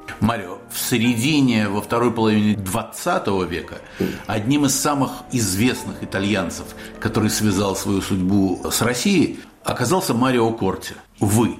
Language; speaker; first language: Russian; native; Russian